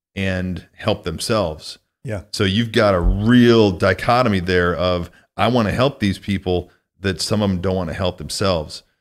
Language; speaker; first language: English; native; English